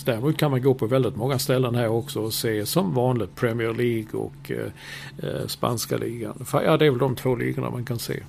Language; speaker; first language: Swedish; native; Swedish